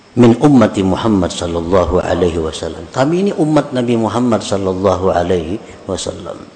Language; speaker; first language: Indonesian; non-native, local second language; Banjar